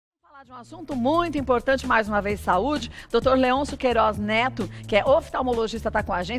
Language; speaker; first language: Portuguese; native; Portuguese